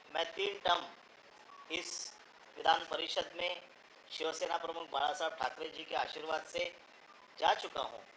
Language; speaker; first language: Hindi; non-native, local second language; Marathi